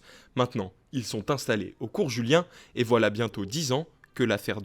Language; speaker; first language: French; native; French